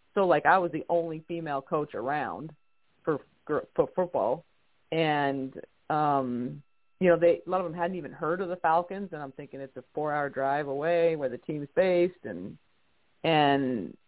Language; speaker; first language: English; native; English